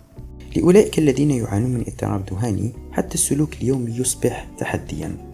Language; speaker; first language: Arabic; native; Arabic